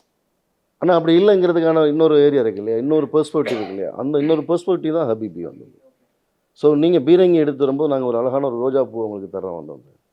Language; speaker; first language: Tamil; native; Tamil